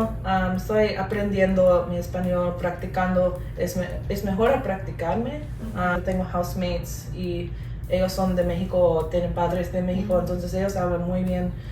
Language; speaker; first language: Spanish; early bilingual, heritage; English